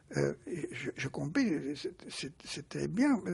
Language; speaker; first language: French; non-native, fluent; Romanian